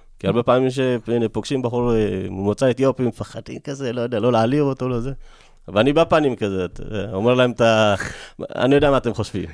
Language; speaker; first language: Hebrew; early bilingual, other home language; Amharic